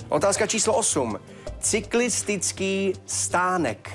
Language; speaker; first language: Czech; native; Czech